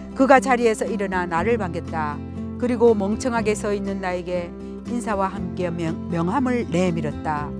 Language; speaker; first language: Korean; native; Korean